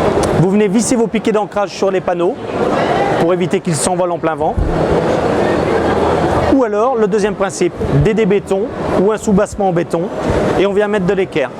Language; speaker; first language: French; native; French